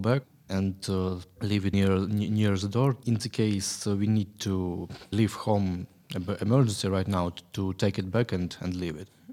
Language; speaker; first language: English; non-native, learner; Ukrainian